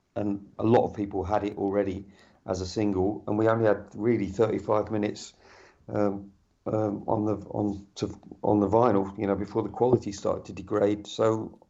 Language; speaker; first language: English; native; English